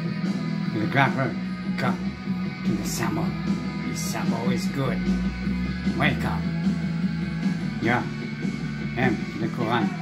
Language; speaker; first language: English; non-native, learner; French